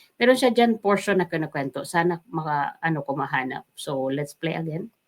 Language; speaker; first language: Filipino; native; Filipino